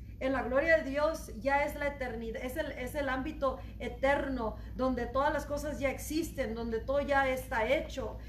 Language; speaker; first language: Spanish; early bilingual, heritage; Spanish